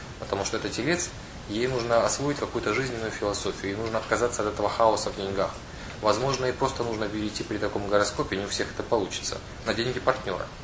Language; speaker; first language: Russian; non-native, local second language; Ukrainian